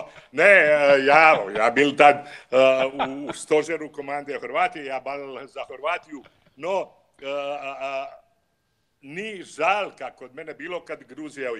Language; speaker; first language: Russian; non-native, learner; Croatian